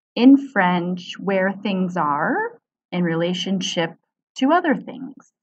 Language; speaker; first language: English; native; English